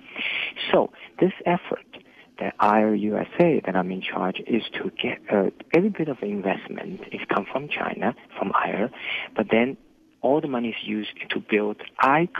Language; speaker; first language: English; non-native, fluent; Chinese